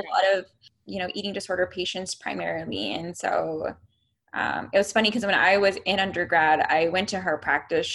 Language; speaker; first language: English; native; English